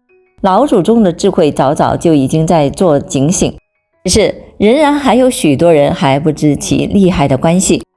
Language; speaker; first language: Chinese; native; Chinese